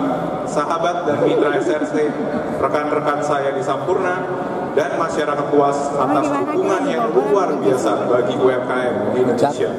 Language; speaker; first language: Indonesian; native; Indonesian